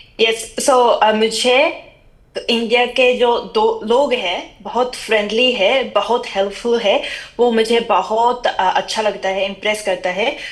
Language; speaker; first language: Hindi; non-native, fluent; Japanese